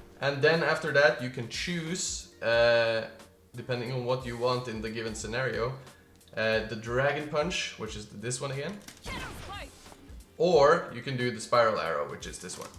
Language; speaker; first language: English; non-native, fluent; Norwegian